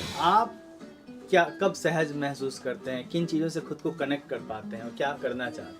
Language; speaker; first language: Hindi; native; Hindi